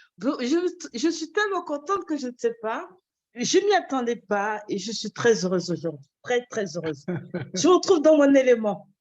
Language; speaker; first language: French; non-native, local second language; Wolof